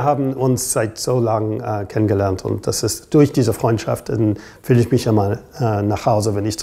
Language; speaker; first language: German; non-native, fluent; English